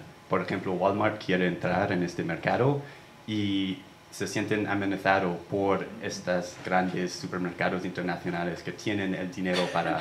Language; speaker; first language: Spanish; non-native, fluent; English